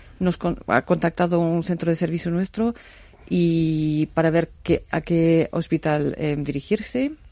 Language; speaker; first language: Spanish; non-native, fluent; German